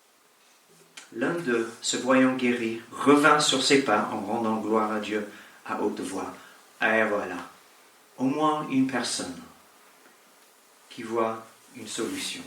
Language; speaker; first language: French; native; French